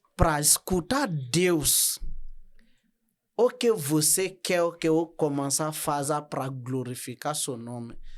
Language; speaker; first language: Portuguese; non-native, learner; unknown